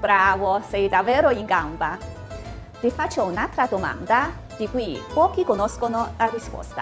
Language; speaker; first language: Italian; non-native, fluent; Chinese